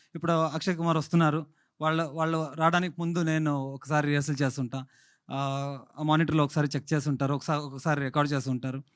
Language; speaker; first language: Telugu; native; Telugu